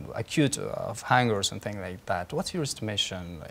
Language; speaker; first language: English; non-native, fluent; Persian